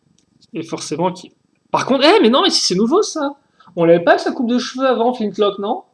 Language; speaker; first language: French; native; French